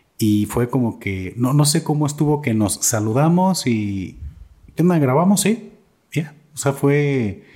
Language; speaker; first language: Spanish; native; Spanish